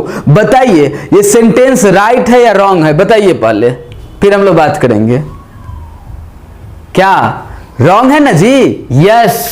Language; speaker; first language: Hindi; native; Hindi